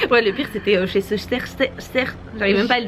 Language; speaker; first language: French; native; French